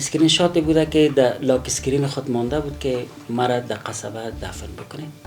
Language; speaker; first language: Persian; native; Persian